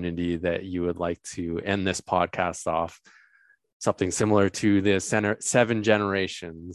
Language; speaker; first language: English; native; English